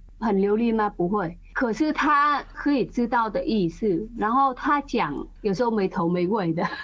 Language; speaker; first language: Chinese; non-native, fluent; Vietnamese